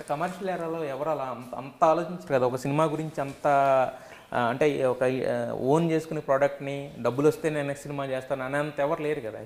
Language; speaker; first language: Telugu; native; Telugu